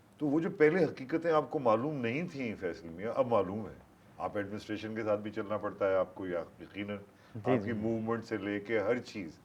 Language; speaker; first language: Urdu; native; Urdu